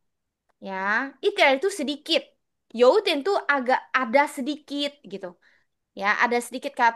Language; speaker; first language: Indonesian; native; Indonesian